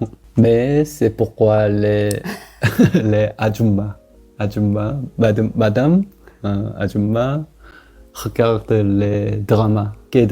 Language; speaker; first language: French; non-native, learner; Korean